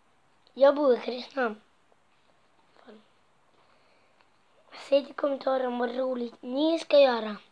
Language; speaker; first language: Swedish; non-native, local second language; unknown